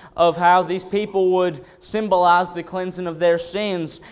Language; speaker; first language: English; native; English